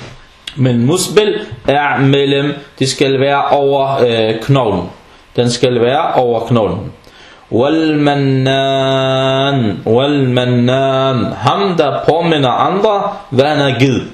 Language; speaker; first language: Danish; non-native, fluent; Arabic